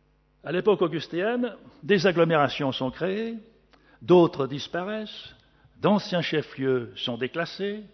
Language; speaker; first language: French; native; French